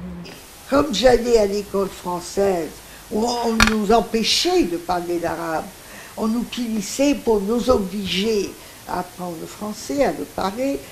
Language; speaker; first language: French; non-native, local second language; Greek